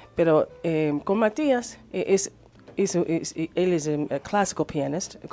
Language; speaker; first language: Spanish; non-native, learner; English